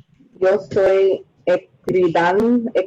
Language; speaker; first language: Spanish; non-native, learner; English